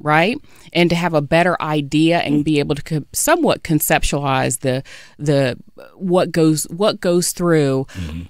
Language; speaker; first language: English; native; English